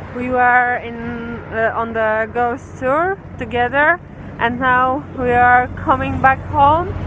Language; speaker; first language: English; non-native, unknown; Polish